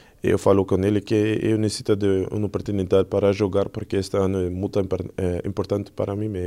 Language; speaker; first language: Portuguese; non-native, learner; French